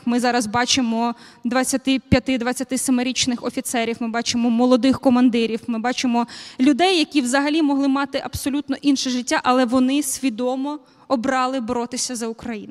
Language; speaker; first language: Ukrainian; native; Ukrainian